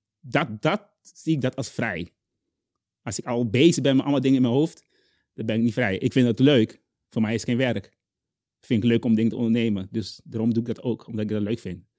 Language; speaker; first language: Dutch; non-native, local second language; Papiamento